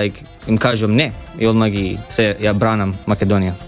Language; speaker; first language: Macedonian; early bilingual, heritage; Macedonian